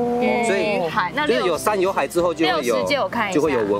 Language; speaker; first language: Chinese; native; Chinese